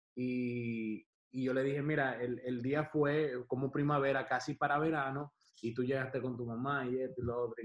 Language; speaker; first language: Spanish; native; Spanish